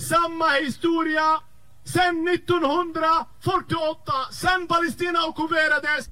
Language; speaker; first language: Swedish; non-native, fluent; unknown